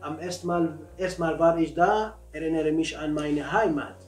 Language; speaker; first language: German; non-native, learner; Kurdish